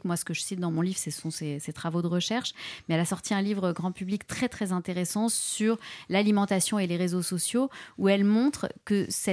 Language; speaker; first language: French; native; French